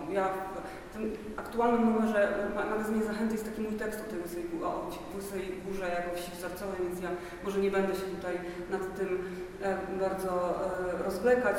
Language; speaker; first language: Polish; native; Polish